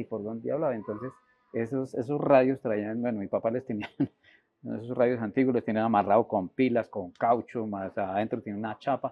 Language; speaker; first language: Spanish; native; Spanish